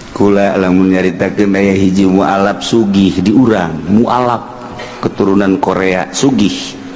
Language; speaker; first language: Sundanese; native; Sundanese